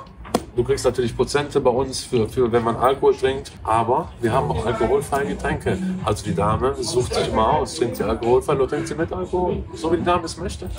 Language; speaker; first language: German; native; German